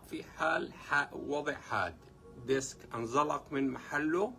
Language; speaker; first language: Arabic; native; Arabic